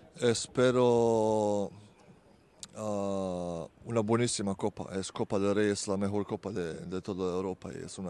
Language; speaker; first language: Spanish; non-native, fluent; Bosnian